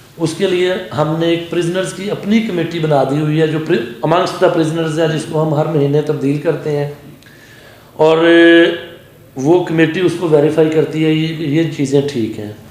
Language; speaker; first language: Urdu; non-native, local second language; Punjabi